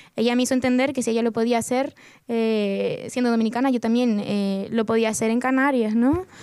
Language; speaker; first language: Spanish; native; Spanish